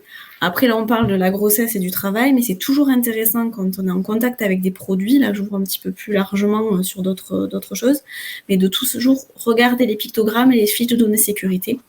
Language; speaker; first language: French; native; French